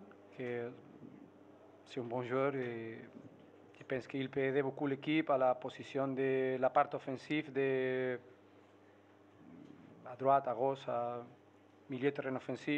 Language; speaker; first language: French; non-native, fluent; Spanish